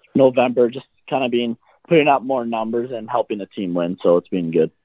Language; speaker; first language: English; native; English